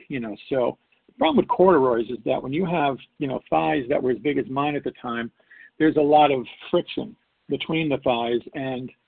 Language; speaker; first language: English; native; English